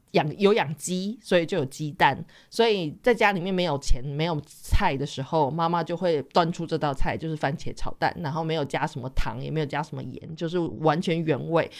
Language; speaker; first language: Chinese; native; Chinese